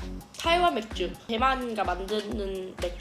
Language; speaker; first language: Korean; non-native, learner; Chinese